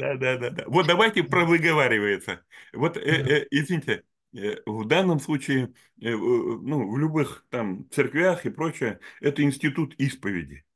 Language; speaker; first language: Russian; native; Russian